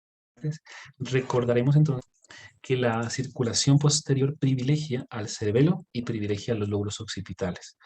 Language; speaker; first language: Spanish; native; Spanish